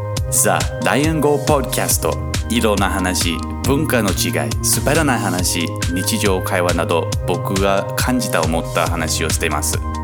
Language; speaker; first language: Japanese; non-native, fluent; English